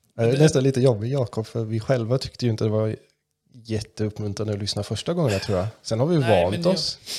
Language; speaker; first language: Swedish; non-native, local second language; German